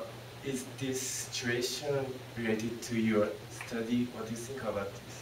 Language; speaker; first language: English; non-native, learner; Japanese